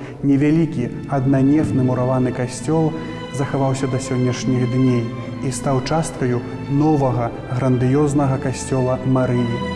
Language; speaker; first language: Belarusian; native; Belarusian